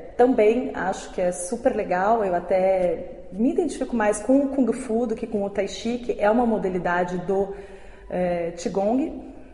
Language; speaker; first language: Portuguese; native; Portuguese